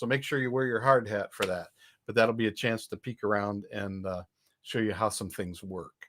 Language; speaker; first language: English; native; English